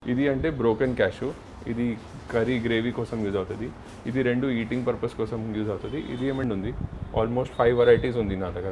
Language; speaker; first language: Telugu; non-native, local second language; Hindi